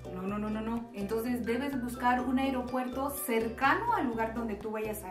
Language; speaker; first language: Spanish; native; Spanish